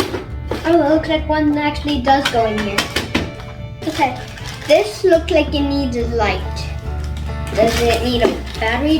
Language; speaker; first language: English; native; English